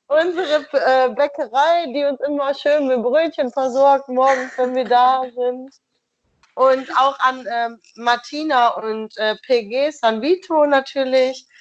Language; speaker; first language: German; native; German